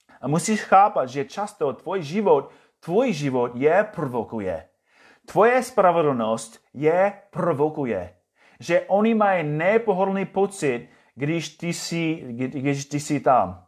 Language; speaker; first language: Czech; non-native, fluent; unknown